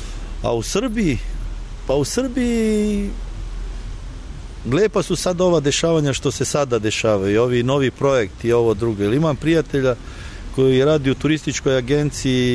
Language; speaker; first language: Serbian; early bilingual, heritage; Serbian